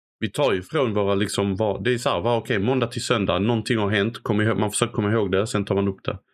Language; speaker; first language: Swedish; early bilingual, other home language; Arabic